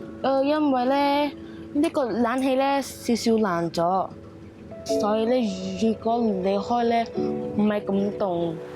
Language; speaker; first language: Cantonese; early bilingual, other home language; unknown